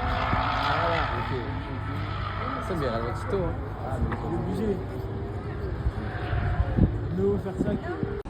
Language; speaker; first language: French; native; French